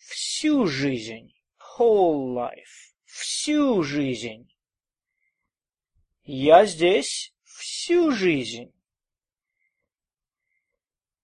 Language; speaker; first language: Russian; non-native, fluent; English